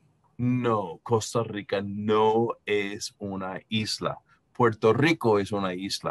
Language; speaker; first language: Spanish; non-native, fluent; English